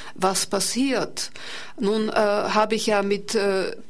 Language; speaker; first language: German; native; German